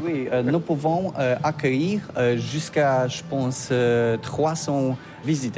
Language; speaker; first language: French; non-native, learner; Polish